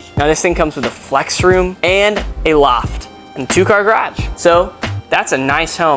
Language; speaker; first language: English; native; English